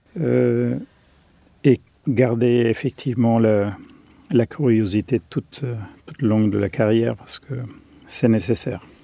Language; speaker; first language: French; non-native, fluent; German